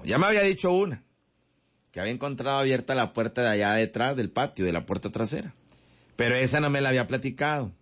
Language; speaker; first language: Spanish; native; Spanish